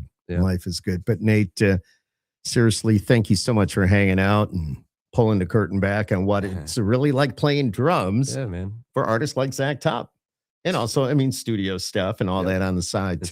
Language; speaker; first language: English; native; English